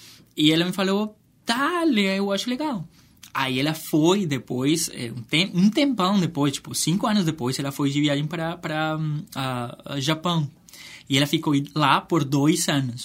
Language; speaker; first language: Portuguese; non-native, fluent; Spanish